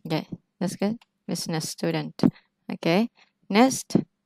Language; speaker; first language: English; non-native, fluent; Vietnamese